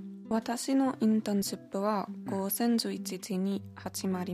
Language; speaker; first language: Japanese; non-native, learner; German